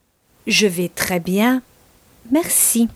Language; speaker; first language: French; non-native, fluent; English